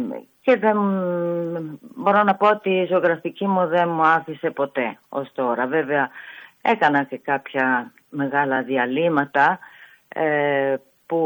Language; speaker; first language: Greek; non-native, fluent; Italian